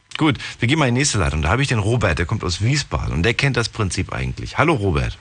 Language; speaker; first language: German; native; German